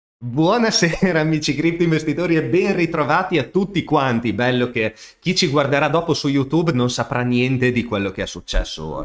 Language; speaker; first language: Italian; native; Italian